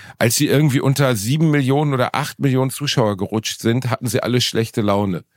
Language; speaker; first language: German; native; German